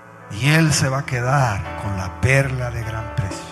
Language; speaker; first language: Spanish; native; Spanish